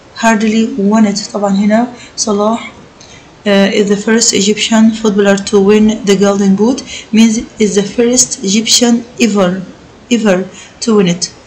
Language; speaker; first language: English; non-native, fluent; Arabic